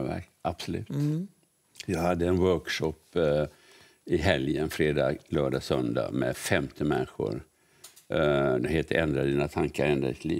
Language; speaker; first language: Swedish; native; Swedish